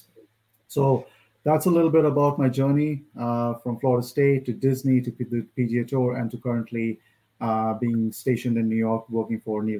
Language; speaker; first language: English; non-native, local second language; Hindi